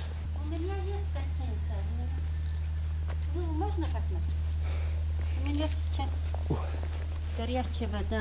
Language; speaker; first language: Russian; non-native, local second language; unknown